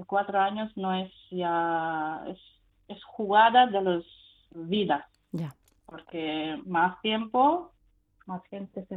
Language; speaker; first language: Spanish; non-native, fluent; Ukrainian